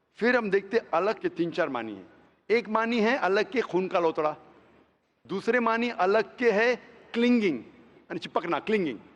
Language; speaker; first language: Hindi; non-native, local second language; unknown